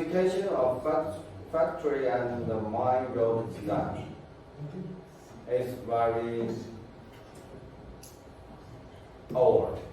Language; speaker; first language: English; non-native, fluent; Chinese